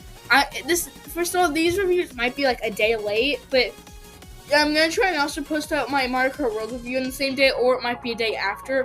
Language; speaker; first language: English; native; English